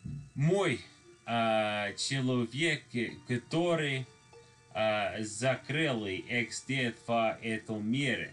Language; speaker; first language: Russian; non-native, learner; English